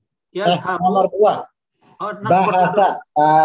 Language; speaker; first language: Indonesian; native; Indonesian